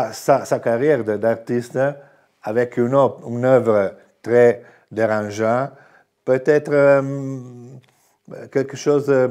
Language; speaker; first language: French; non-native, fluent; Italian